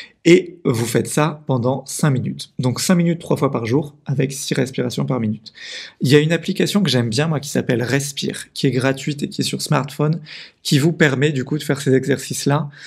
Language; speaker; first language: French; native; French